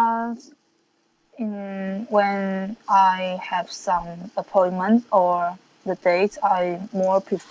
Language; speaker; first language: English; non-native, learner; Chinese